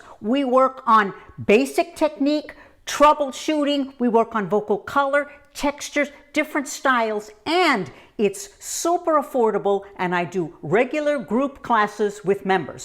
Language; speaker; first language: English; native; English